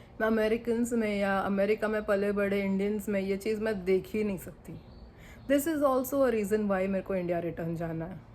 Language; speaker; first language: Hindi; non-native, local second language; Bangla